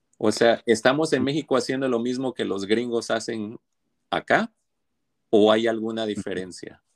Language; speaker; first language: Spanish; native; Spanish